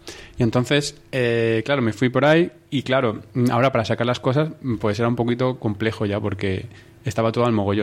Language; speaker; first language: Spanish; native; Spanish